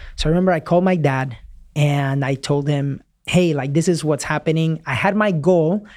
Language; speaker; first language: English; early bilingual, other home language; Spanish